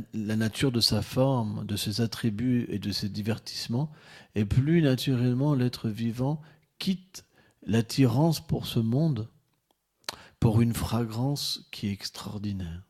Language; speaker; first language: French; native; French